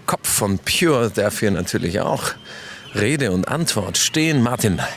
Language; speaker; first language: German; native; German